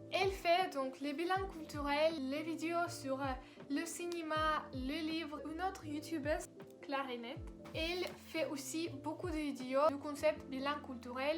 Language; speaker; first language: French; non-native, learner; Russian